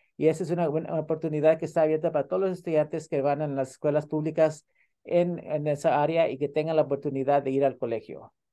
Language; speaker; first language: Spanish; early bilingual, heritage; Spanish